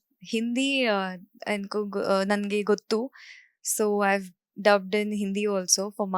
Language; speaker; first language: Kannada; non-native, local second language; Marathi